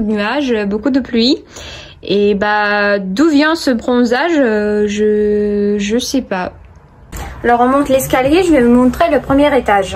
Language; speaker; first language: French; non-native, fluent; Russian